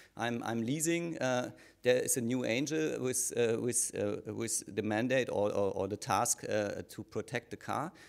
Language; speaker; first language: English; non-native, fluent; German